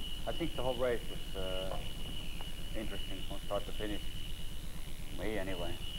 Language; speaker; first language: English; non-native, fluent; Finnish